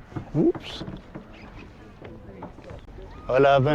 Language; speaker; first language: Spanish; non-native, learner; Urdu